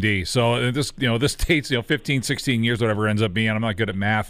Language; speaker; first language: English; native; English